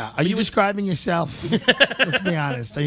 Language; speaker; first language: English; native; English